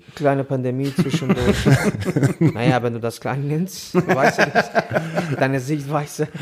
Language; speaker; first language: German; non-native, fluent; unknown